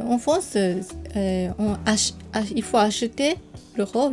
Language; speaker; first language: French; non-native, learner; Japanese